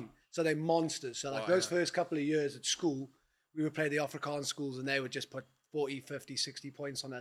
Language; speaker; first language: English; native; English